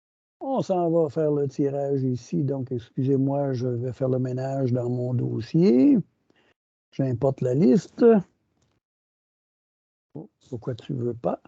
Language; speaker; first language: French; native; French